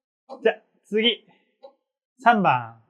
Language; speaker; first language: Japanese; non-native, fluent; Korean